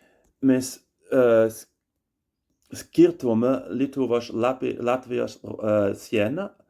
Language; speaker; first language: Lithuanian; non-native, learner; German